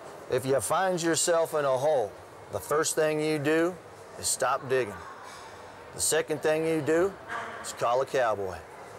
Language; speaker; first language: English; native; English